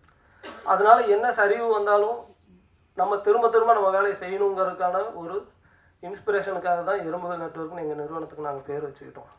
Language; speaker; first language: Tamil; native; Tamil